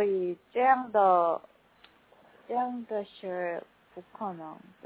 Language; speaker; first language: Chinese; non-native, learner; Korean